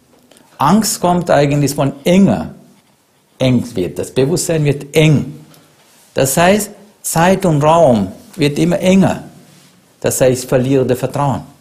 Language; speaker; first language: German; non-native, fluent; Sinhala